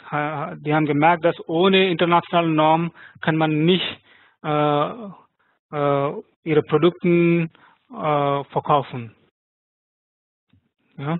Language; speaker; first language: German; non-native, fluent; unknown